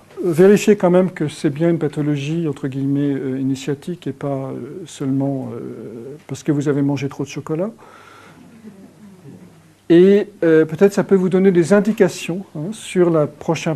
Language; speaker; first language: French; native; French